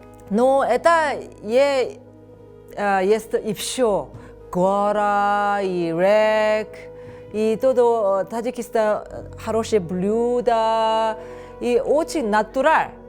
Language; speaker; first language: Russian; non-native, learner; Spanish